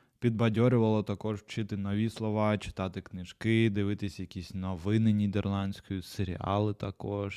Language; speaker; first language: Ukrainian; non-native, local second language; Russian